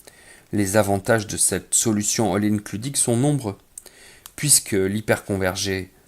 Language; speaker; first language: French; native; French